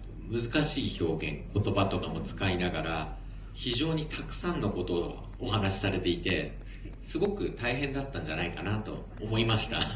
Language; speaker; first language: Japanese; native; Japanese